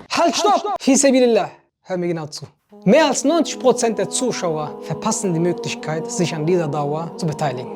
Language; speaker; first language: German; early bilingual, other home language; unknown